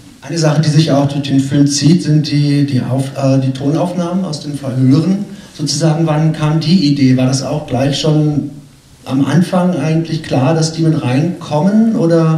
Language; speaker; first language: German; native; German